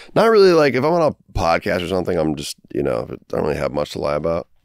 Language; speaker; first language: English; native; English